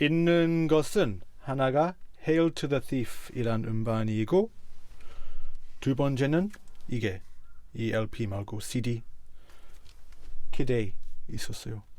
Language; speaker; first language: Korean; non-native, fluent; English